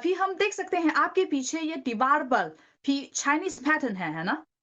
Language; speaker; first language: Hindi; non-native, learner; Chinese